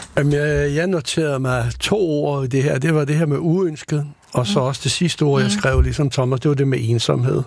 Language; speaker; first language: Danish; early bilingual, other home language; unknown